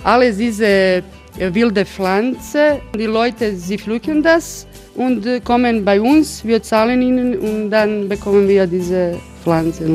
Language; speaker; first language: German; non-native, learner; Croatian